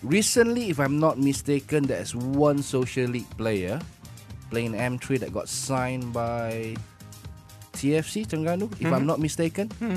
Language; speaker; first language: English; non-native, local second language; Malay